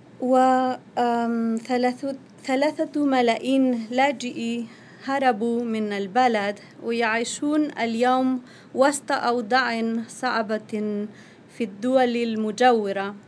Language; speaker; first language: Arabic; non-native, fluent; Spanish